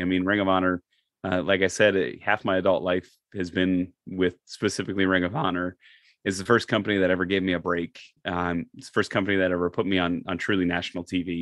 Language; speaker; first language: English; native; English